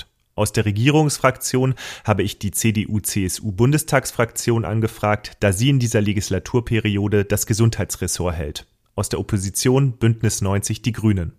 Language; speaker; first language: German; native; German